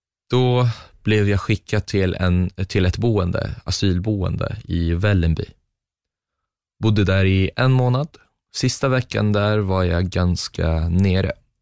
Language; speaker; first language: Swedish; non-native, fluent; Arabic